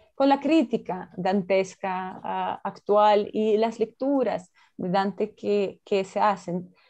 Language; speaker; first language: Spanish; non-native, fluent; Russian